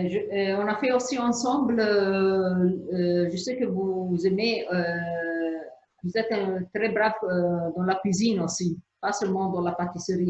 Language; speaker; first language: French; non-native, fluent; Arabic